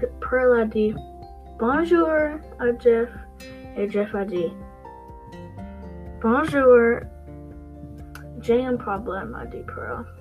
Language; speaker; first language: French; non-native, learner; English